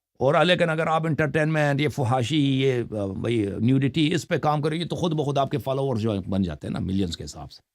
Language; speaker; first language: Urdu; non-native, local second language; Saraiki